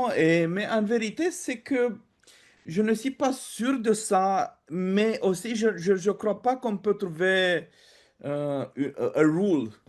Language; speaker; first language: French; non-native, fluent; Romanian